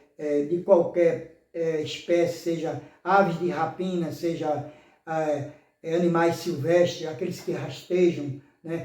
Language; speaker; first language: Portuguese; native; Portuguese